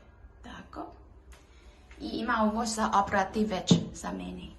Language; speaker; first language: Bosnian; early bilingual, heritage; Bosnian